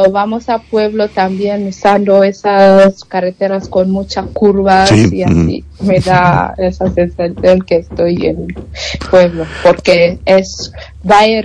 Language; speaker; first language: Spanish; non-native, fluent; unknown